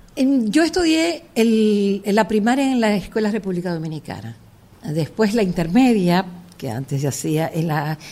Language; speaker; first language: Spanish; native; Spanish